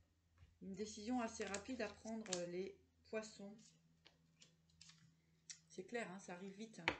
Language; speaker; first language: French; native; French